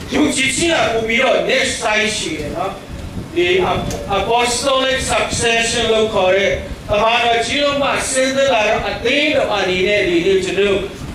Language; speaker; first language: Burmese; non-native, local second language; Tedim Chin